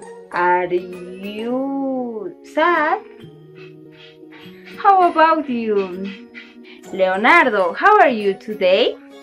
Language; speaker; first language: English; non-native, fluent; Spanish